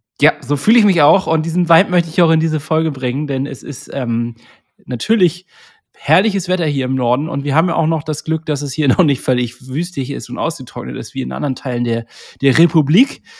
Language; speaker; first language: German; native; German